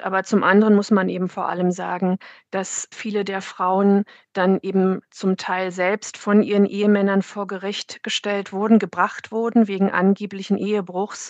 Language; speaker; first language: German; native; German